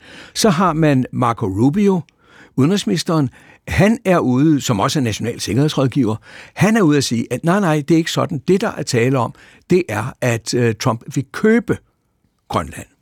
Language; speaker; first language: Danish; native; Danish